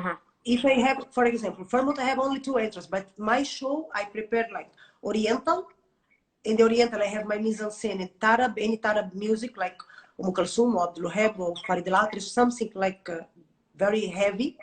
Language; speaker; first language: English; non-native, learner; Portuguese